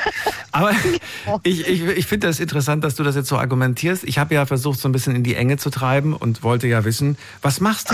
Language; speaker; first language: German; native; German